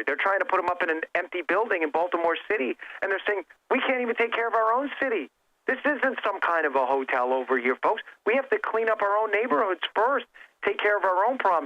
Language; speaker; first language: English; native; English